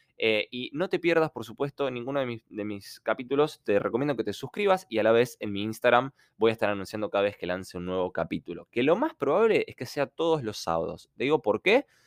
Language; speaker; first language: Spanish; non-native, fluent; Ukrainian